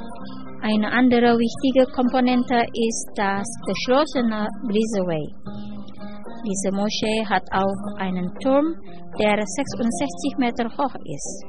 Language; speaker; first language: German; non-native, fluent; Indonesian